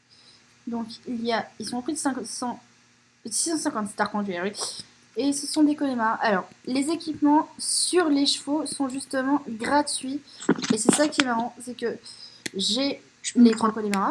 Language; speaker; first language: French; native; French